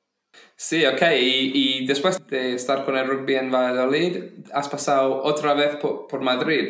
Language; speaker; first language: Spanish; non-native, fluent; English